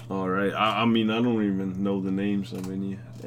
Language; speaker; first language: English; non-native, fluent; Danish